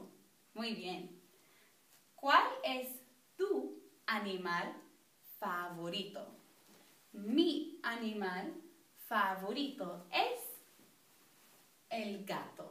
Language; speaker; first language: Spanish; non-native, fluent; English